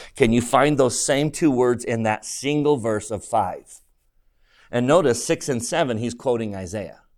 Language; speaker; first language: English; native; English